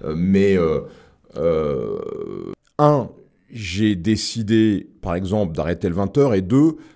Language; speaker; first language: French; native; French